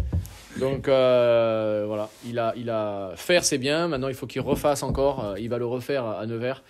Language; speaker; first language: French; native; French